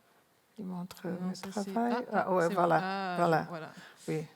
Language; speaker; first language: French; non-native, learner; Portuguese